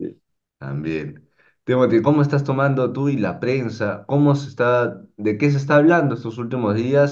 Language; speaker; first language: Spanish; native; Spanish